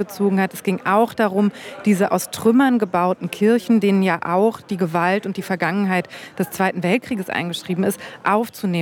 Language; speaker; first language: German; native; German